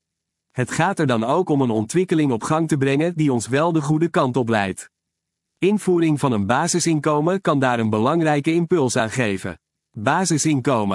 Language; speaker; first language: Dutch; native; Dutch